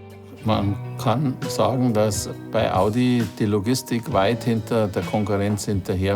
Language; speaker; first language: German; native; German